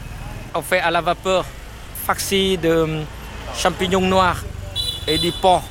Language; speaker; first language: French; non-native, fluent; Vietnamese